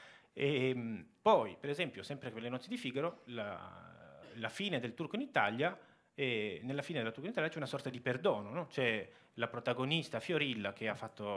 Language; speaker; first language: Italian; native; Italian